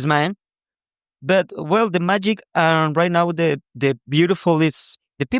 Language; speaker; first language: English; non-native, local second language; Spanish